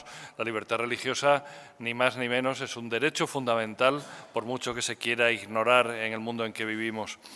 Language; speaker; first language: Spanish; native; Spanish